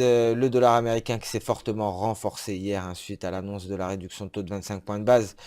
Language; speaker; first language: French; native; French